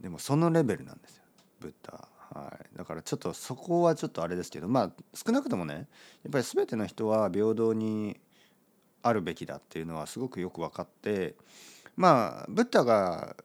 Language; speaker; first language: Japanese; native; Japanese